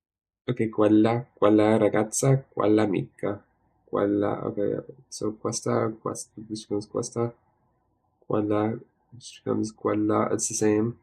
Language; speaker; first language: Italian; non-native, learner; English